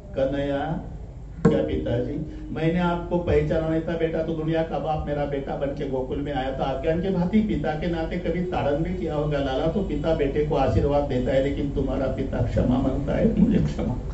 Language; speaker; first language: Hindi; non-native, local second language; Marathi